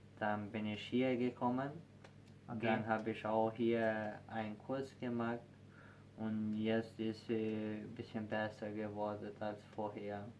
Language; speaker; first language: German; non-native, learner; Albanian